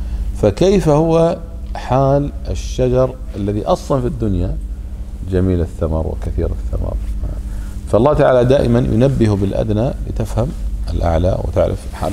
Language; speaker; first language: Arabic; native; Arabic